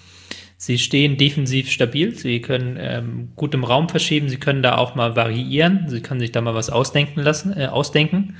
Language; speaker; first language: German; native; German